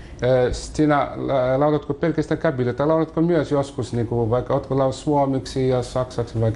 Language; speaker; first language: Finnish; non-native, fluent; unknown